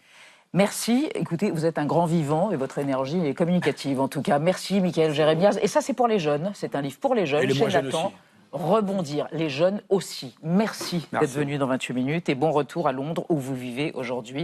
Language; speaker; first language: French; native; French